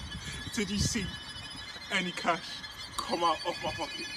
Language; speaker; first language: English; native; English